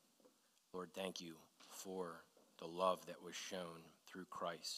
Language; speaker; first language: English; native; English